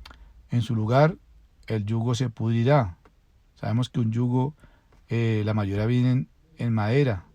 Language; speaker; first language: Spanish; native; Spanish